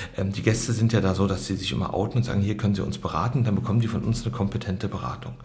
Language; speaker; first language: German; native; German